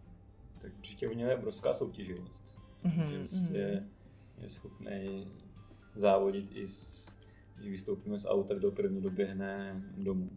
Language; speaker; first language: Czech; native; Czech